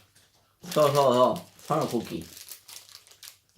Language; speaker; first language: Japanese; non-native, learner; Spanish